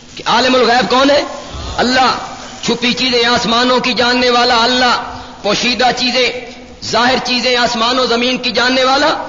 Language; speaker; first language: Urdu; non-native, local second language; Punjabi